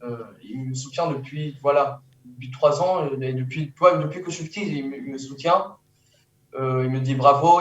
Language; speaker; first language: French; early bilingual, heritage; French